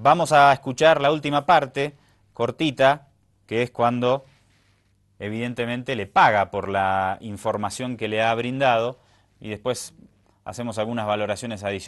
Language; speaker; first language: Spanish; native; Spanish